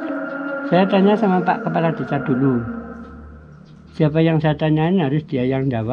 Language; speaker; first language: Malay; non-native, local second language; Javanese